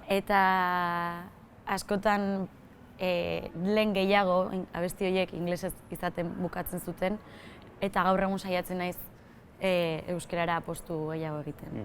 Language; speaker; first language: Basque; native; Basque